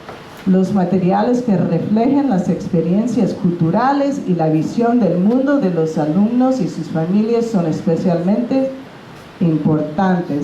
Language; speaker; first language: Spanish; non-native, fluent; English